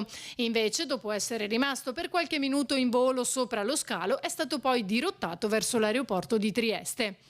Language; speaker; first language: Italian; native; Italian